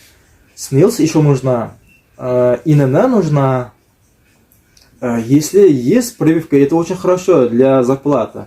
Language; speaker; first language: Russian; non-native, learner; Uzbek